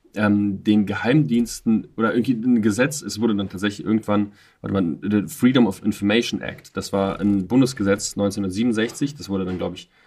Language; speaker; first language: German; non-native, fluent; Russian